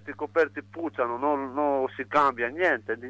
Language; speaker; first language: Italian; non-native, learner; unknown